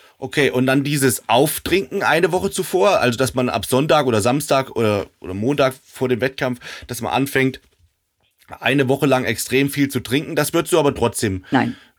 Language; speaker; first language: German; native; German